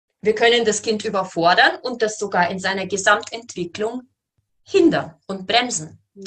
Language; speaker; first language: German; native; German